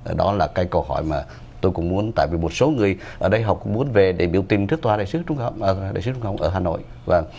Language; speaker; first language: Vietnamese; native; Vietnamese